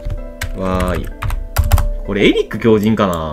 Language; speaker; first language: Japanese; native; Japanese